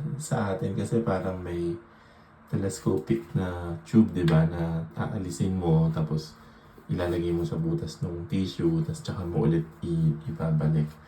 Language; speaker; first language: Filipino; native; Filipino